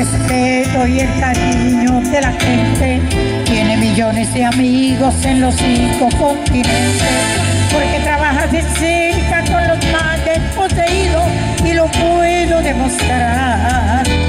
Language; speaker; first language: Spanish; native; Spanish